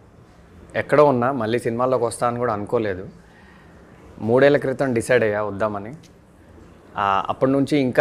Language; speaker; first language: Telugu; native; Telugu